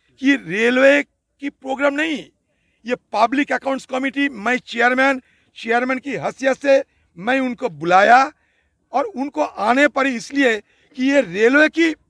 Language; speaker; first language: Hindi; non-native, local second language; Bangla